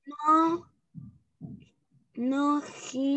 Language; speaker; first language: English; non-native, learner; Spanish